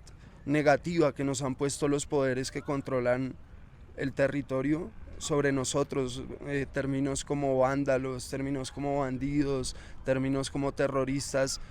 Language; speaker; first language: Spanish; native; Spanish